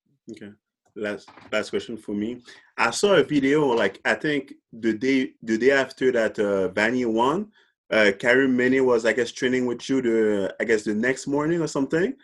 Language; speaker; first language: English; non-native, fluent; French